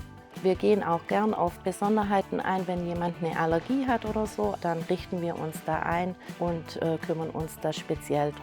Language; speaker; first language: German; native; German